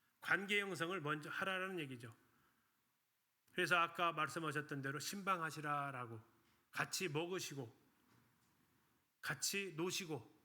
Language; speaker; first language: Korean; native; Korean